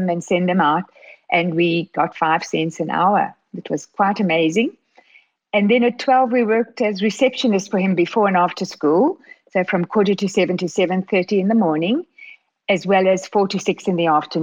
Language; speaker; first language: English; native; English